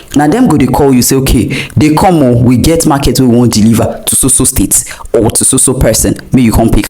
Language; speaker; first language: Nigerian Pidgin; non-native, local second language; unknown